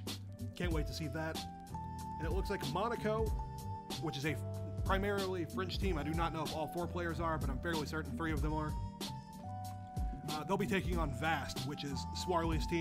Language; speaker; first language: English; native; English